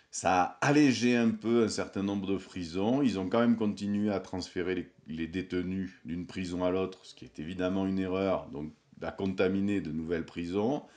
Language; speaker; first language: French; native; French